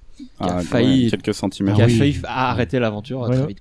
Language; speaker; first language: French; native; French